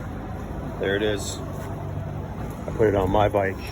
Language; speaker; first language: English; native; English